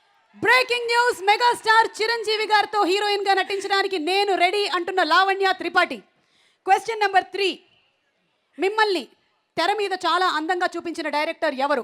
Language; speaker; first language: Telugu; native; Telugu